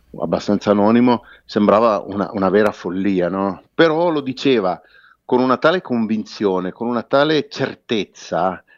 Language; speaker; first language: Italian; native; Italian